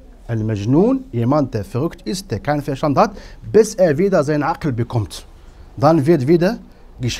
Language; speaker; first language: German; non-native, fluent; Arabic